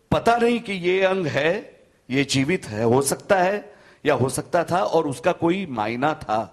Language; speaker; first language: Hindi; non-native, local second language; Gujarati